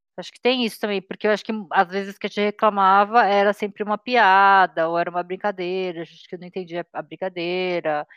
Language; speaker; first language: Portuguese; native; Portuguese